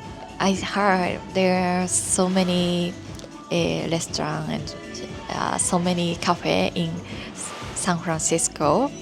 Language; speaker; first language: English; non-native, learner; Japanese